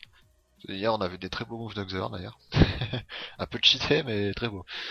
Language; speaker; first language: French; native; French